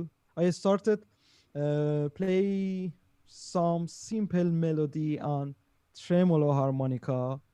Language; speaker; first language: English; non-native, learner; Persian